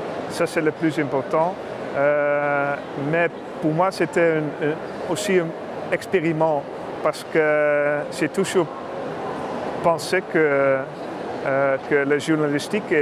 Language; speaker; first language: French; non-native, learner; Dutch